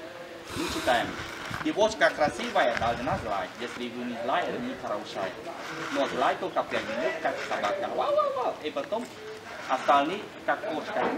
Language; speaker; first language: Russian; non-native, learner; Khmer